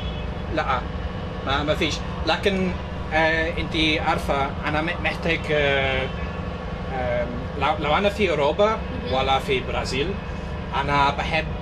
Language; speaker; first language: Arabic; non-native, learner; English